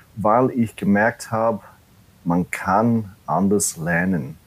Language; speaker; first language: German; non-native, fluent; English